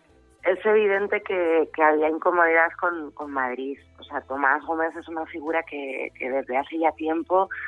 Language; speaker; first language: Spanish; native; Spanish